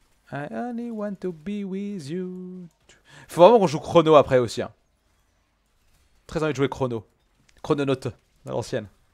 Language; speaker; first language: French; native; French